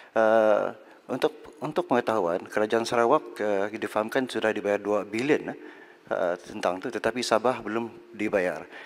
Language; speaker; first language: Malay; native; Malay